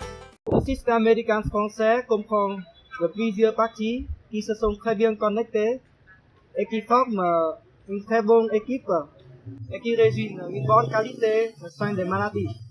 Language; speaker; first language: French; non-native, fluent; Vietnamese